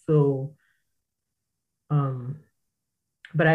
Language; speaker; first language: English; non-native, local second language; Igbo